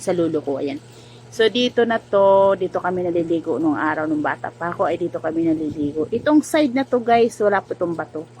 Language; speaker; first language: Filipino; non-native, local second language; Masbatenyo